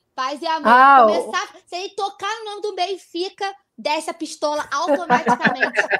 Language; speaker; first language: Portuguese; native; Portuguese